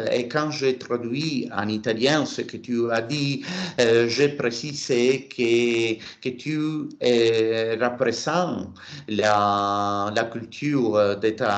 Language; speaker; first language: French; non-native, learner; Italian